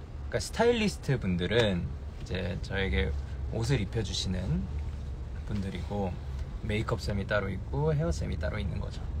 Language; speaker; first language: Korean; early bilingual, heritage; Korean